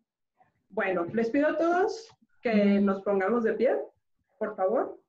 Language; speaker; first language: Spanish; native; Spanish